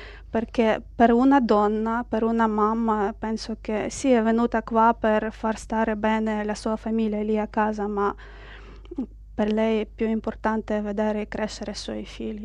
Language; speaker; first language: Italian; non-native, fluent; Ukrainian